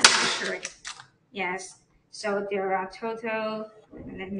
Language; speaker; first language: English; non-native, learner; Chinese